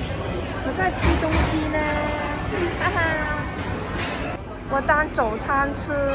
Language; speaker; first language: Chinese; non-native, local second language; Cantonese